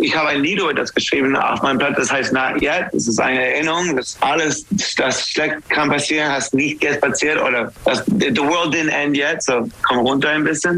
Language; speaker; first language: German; non-native, fluent; English